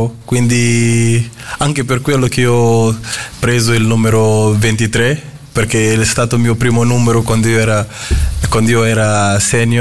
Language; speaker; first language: Italian; non-native, fluent; Portuguese